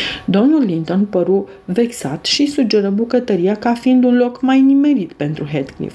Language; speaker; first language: Romanian; native; Romanian